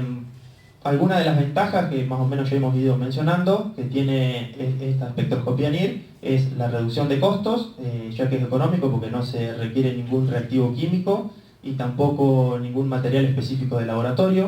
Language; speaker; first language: Spanish; native; Spanish